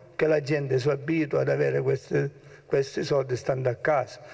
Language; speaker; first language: Italian; native; Italian